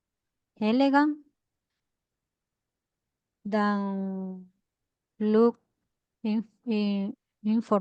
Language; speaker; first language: English; non-native, learner; Spanish